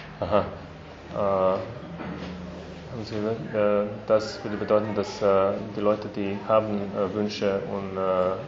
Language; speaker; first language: German; non-native, fluent; Slovenian